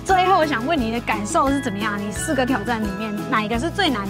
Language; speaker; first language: Chinese; non-native, fluent; English